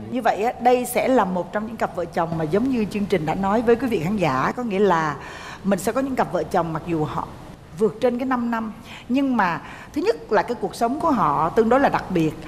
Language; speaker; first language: Vietnamese; native; Vietnamese